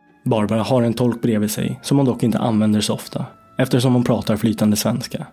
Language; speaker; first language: Swedish; native; Swedish